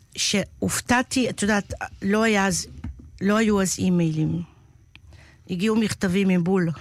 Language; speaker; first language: Hebrew; native; Hebrew